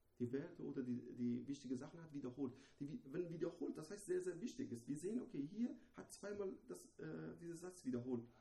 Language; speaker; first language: German; non-native, fluent; Persian